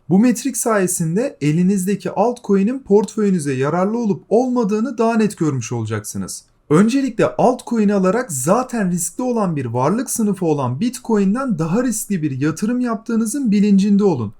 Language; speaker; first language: Turkish; native; Turkish